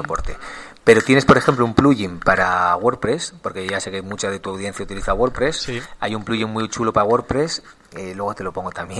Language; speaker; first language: Spanish; native; Spanish